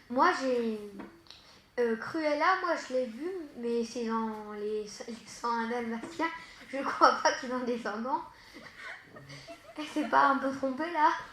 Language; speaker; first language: French; native; French